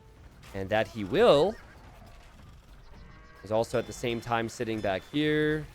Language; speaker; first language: English; native; English